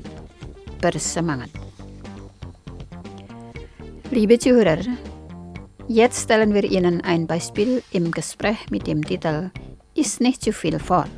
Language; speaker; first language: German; non-native, fluent; Indonesian